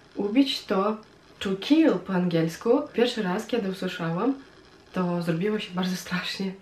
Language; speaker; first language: Polish; non-native, fluent; Russian